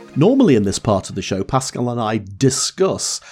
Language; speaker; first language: English; native; English